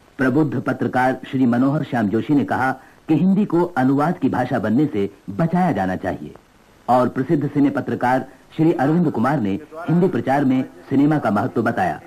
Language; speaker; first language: Hindi; native; Hindi